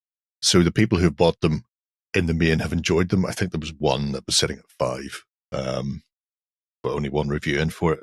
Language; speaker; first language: English; native; English